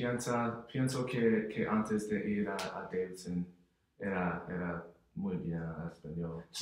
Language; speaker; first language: Spanish; non-native, learner; English